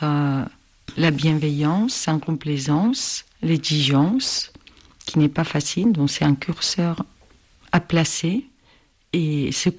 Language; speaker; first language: French; non-native, fluent; Spanish